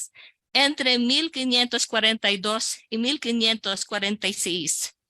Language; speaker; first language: Spanish; non-native, local second language; Filipino